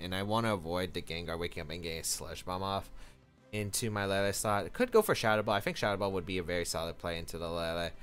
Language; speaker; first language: English; native; English